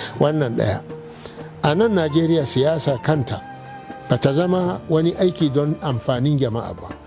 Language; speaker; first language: Hausa; non-native, local second language; Arabic